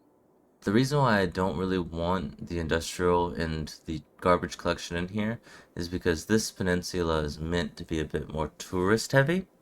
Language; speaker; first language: English; native; English